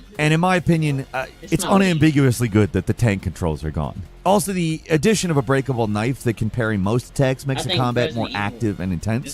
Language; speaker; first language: English; native; English